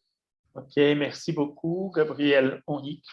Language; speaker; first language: French; non-native, fluent; Portuguese